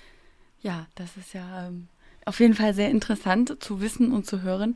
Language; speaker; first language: German; native; German